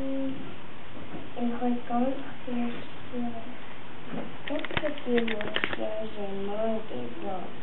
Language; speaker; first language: French; non-native, learner; English